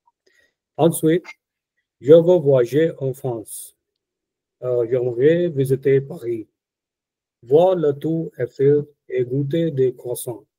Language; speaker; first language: French; non-native, learner; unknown